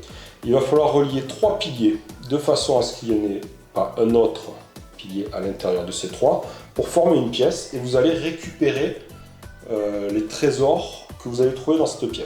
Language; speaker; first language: French; native; French